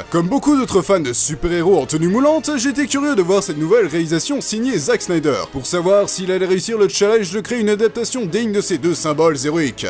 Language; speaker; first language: French; native; French